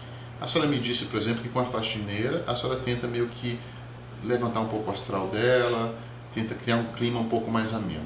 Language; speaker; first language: Portuguese; native; Portuguese